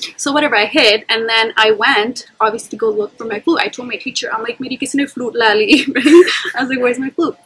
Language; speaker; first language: English; early bilingual, other home language; Punjabi